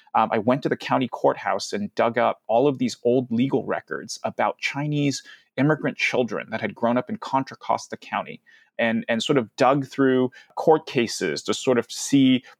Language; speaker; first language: English; early bilingual, other home language; Cantonese